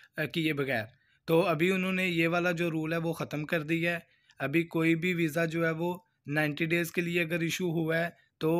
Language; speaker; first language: Urdu; non-native, local second language; Punjabi